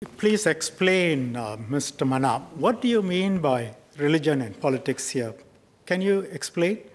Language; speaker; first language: English; native; English